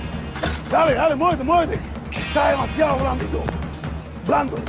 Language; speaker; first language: Spanish; native; Spanish